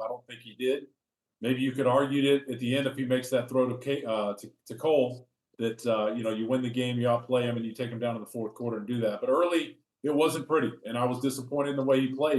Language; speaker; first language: English; native; English